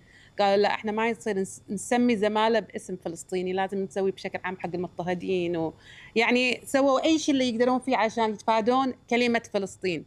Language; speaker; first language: Arabic; native; Arabic